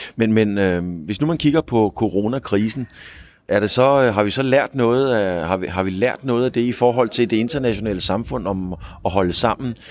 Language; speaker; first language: Danish; native; Danish